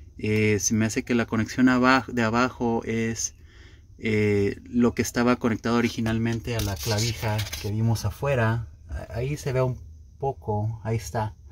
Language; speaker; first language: Spanish; early bilingual, heritage; Spanish